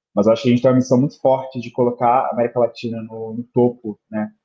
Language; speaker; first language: Portuguese; native; Portuguese